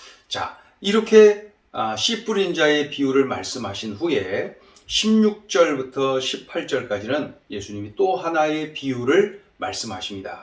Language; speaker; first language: Korean; native; Korean